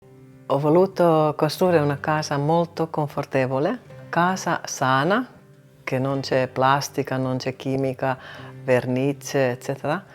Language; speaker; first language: Italian; non-native, learner; Finnish